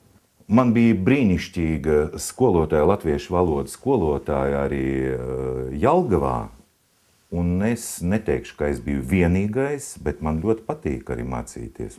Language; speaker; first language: Latvian; non-native, local second language; Russian